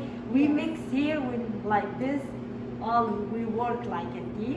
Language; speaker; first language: English; non-native, learner; Arabic